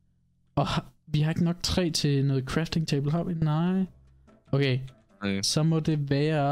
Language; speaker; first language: Danish; native; Danish